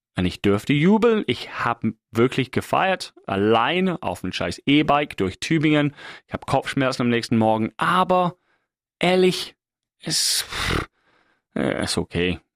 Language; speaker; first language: German; non-native, fluent; English